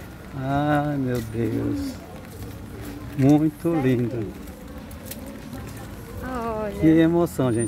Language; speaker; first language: Portuguese; native; Portuguese